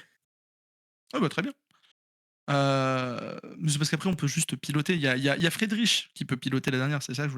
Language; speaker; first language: French; native; French